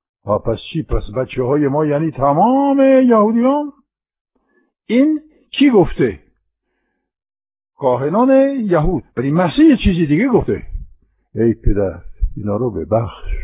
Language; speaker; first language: Persian; non-native, fluent; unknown